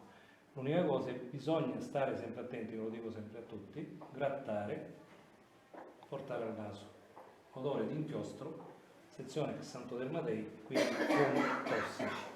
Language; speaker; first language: Italian; native; Italian